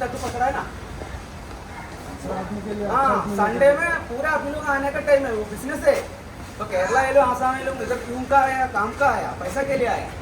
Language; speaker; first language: Hindi; non-native, local second language; Malayalam